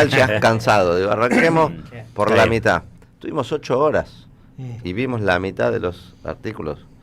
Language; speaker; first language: Spanish; native; Spanish